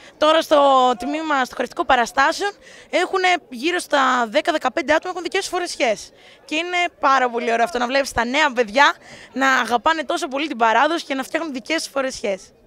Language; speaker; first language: Greek; native; Greek